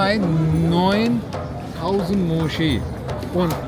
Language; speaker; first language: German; non-native, learner; Turkish